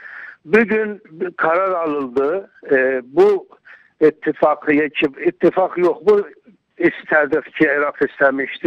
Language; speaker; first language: Turkish; non-native, learner; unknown